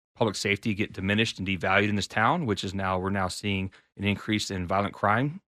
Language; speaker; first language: English; native; English